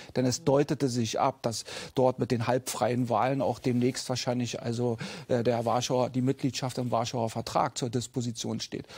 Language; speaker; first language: German; native; German